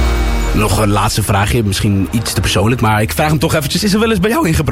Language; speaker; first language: Dutch; native; Dutch